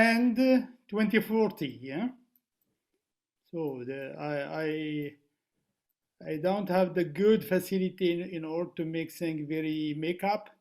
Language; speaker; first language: English; non-native, fluent; Arabic